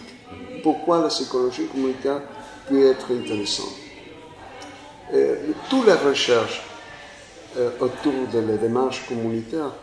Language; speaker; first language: French; non-native, fluent; Spanish